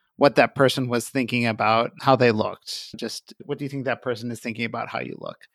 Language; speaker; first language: English; native; English